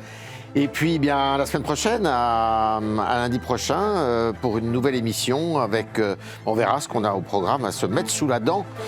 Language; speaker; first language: French; native; French